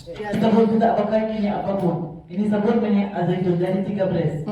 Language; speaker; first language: Indonesian; non-native, fluent; Arabic